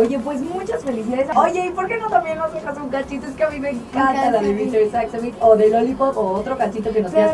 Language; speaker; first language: Spanish; native; Spanish